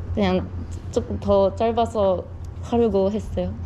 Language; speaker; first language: Korean; non-native, learner; English